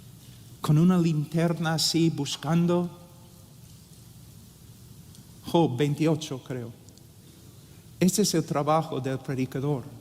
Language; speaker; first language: Spanish; non-native, fluent; English